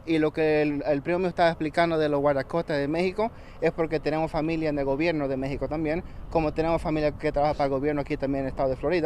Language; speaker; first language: Spanish; early bilingual, other home language; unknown